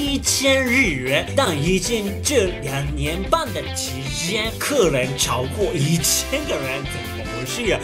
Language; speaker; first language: Chinese; non-native, fluent; Japanese